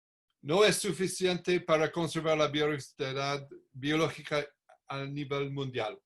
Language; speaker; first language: Spanish; non-native, learner; English